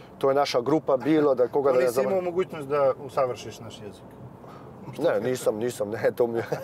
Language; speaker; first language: Croatian; early bilingual, heritage; Serbian